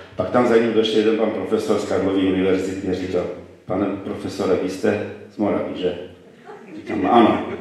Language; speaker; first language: Czech; native; Czech